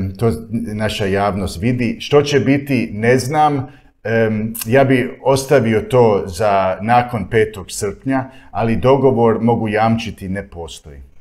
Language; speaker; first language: Croatian; early bilingual, heritage; Croatian